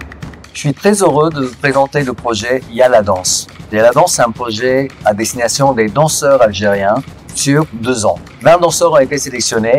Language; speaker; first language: French; native; French